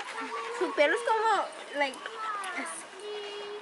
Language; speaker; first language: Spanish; early bilingual, heritage; Spanish